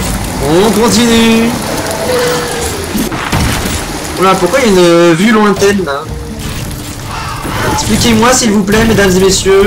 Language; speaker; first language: French; native; French